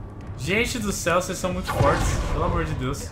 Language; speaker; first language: Portuguese; native; Portuguese